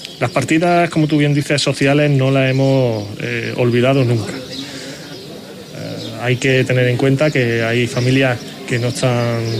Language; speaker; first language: Spanish; native; Spanish